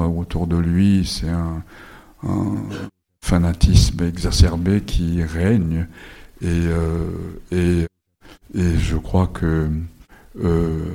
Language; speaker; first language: French; non-native, fluent; Japanese